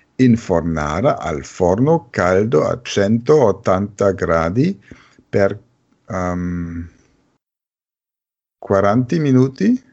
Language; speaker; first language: Italian; non-native, fluent; German